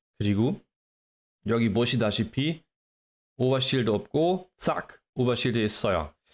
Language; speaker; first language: Korean; non-native, fluent; English